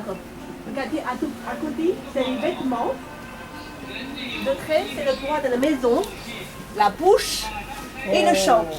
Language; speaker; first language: French; non-native, learner; Chinese